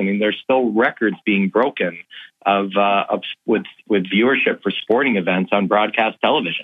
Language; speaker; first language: English; native; English